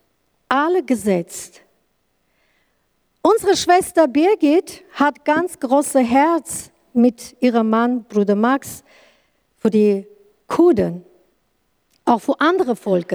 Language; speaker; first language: German; non-native, learner; Kurdish